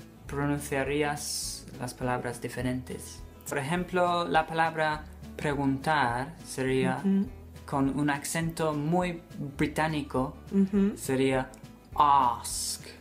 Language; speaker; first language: Spanish; non-native, fluent; English